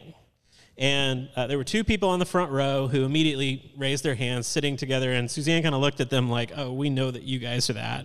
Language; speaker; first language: English; native; English